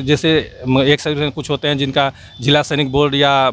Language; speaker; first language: Hindi; native; Hindi